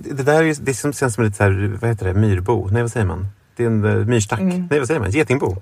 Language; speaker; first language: Swedish; native; Swedish